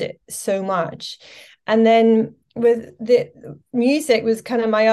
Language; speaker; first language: English; native; English